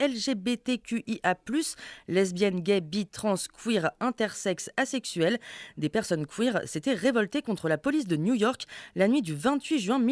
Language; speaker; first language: French; native; French